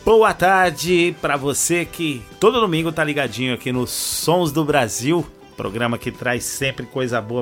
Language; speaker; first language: Portuguese; native; Portuguese